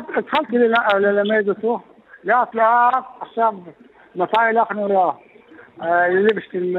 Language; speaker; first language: Hebrew; non-native, local second language; Arabic